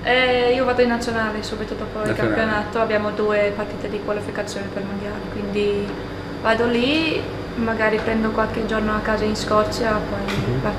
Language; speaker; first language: Italian; non-native, fluent; English